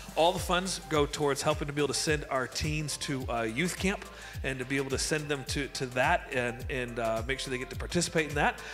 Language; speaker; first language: English; native; English